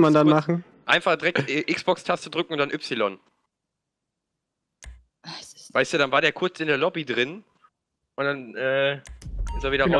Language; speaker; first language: German; native; German